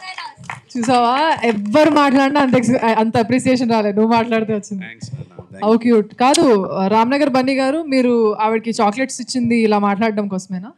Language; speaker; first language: Telugu; native; Telugu